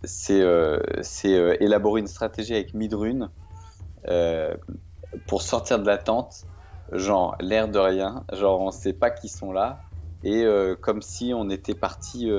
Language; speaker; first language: French; native; French